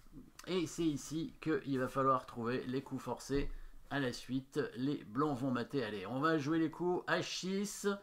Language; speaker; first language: French; native; French